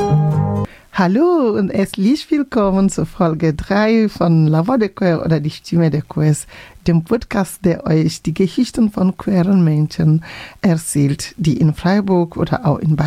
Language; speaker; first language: German; non-native, fluent; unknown